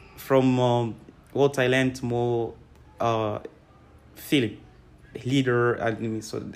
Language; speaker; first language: English; non-native, fluent; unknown